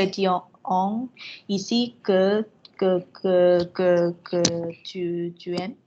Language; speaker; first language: French; non-native, fluent; Vietnamese